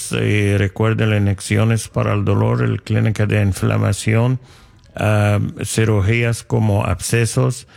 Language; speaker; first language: Spanish; non-native, fluent; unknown